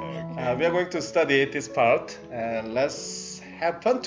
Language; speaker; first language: English; non-native, learner; Korean